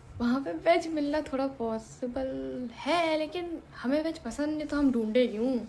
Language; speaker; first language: Hindi; non-native, local second language; Bangla